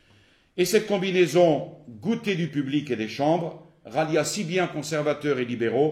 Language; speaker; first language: French; native; French